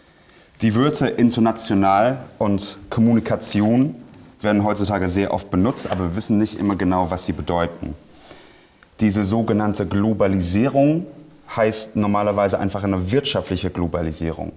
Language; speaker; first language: German; non-native, fluent; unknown